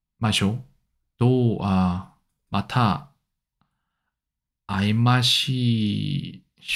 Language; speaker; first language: Japanese; non-native, learner; Korean